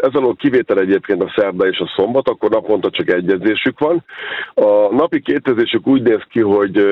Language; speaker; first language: Hungarian; native; Hungarian